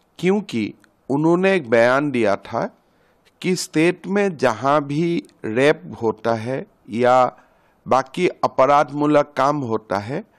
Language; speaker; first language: Hindi; non-native, local second language; Assamese